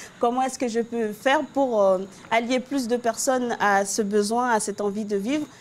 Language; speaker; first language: French; non-native, local second language; Haitian Creole